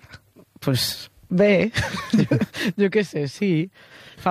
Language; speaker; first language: Catalan; non-native, learner; Spanish